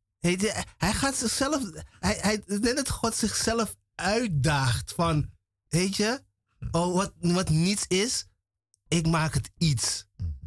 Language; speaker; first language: Dutch; native; Dutch